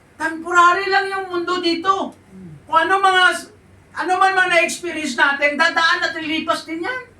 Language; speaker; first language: Filipino; non-native, local second language; Hiligaynon